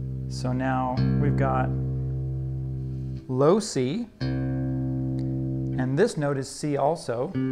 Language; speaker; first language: English; native; English